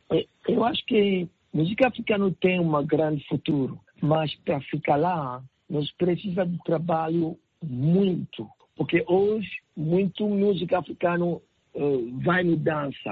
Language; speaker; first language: Portuguese; non-native, learner; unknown